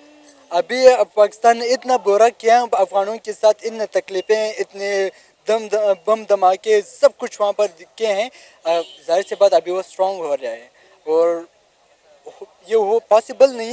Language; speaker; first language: Hindi; non-native, local second language; Pashto